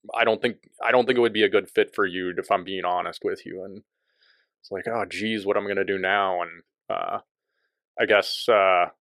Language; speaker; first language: English; native; English